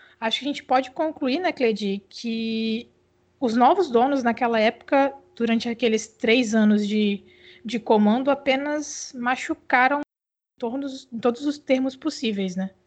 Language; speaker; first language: Portuguese; native; Portuguese